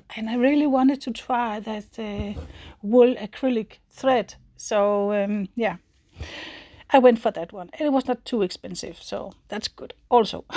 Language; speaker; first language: English; non-native, fluent; Danish